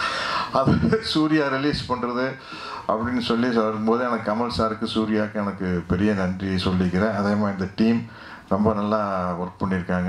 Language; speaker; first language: Tamil; native; Tamil